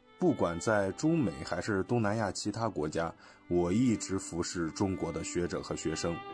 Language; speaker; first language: Chinese; non-native, fluent; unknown